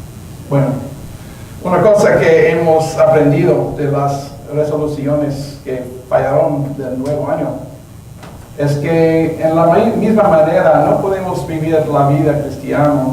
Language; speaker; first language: Spanish; non-native, learner; English